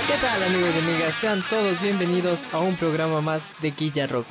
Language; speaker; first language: Spanish; native; Spanish